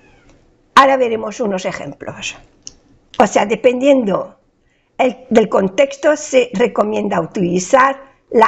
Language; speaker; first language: Spanish; non-native, fluent; French